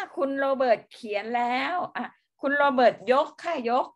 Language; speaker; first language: Thai; native; Thai